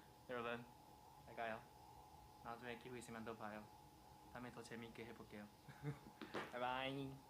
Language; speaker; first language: Korean; non-native, fluent; Chinese